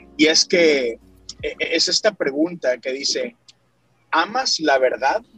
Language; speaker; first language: Spanish; native; Spanish